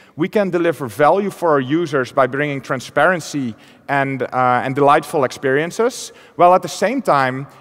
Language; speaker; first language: English; non-native, fluent; Dutch